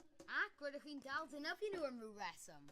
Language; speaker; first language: Welsh; non-native, local second language; English